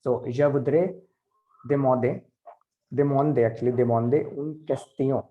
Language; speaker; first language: French; non-native, learner; Hindi